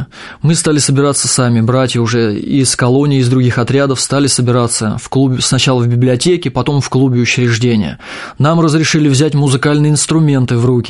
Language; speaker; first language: Russian; native; Russian